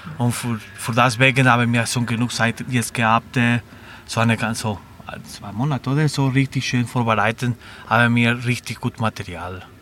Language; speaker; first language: German; non-native, learner; Spanish